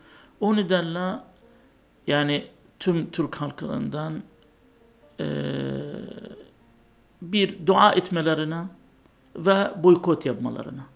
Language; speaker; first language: Turkish; non-native, fluent; Arabic